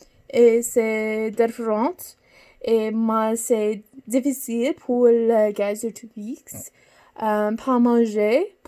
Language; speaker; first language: French; non-native, learner; English